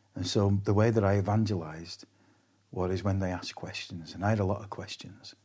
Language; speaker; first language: English; native; English